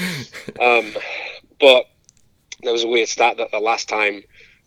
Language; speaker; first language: English; native; English